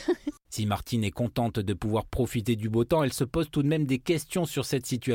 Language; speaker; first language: French; native; French